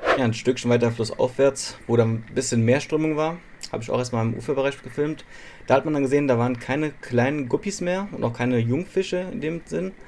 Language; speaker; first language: German; native; German